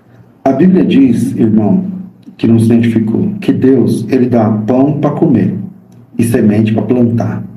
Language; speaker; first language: Portuguese; native; Portuguese